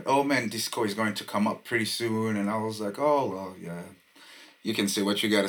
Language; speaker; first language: English; non-native, fluent; French